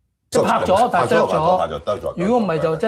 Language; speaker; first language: Chinese; native; Chinese